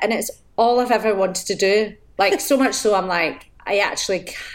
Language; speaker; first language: English; native; English